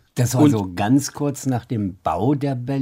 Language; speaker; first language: German; native; German